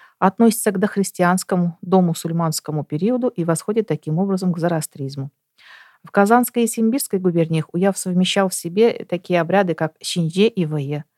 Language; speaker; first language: Russian; native; Russian